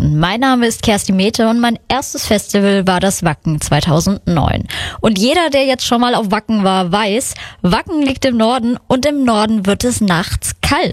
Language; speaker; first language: German; native; German